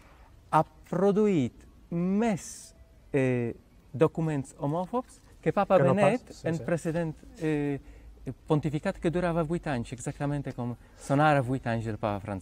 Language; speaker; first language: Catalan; non-native, fluent; Polish